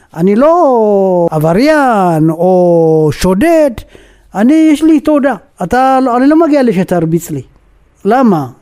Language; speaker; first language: Hebrew; non-native, fluent; Tigrinya